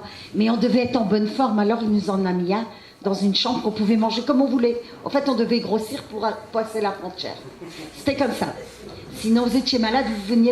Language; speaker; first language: French; early bilingual, other home language; Portuguese